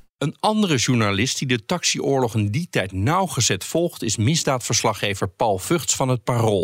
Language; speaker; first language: Dutch; native; Dutch